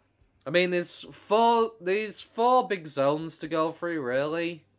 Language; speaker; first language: English; native; English